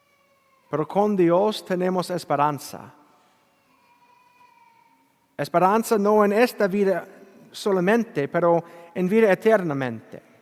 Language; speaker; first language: Spanish; non-native, learner; English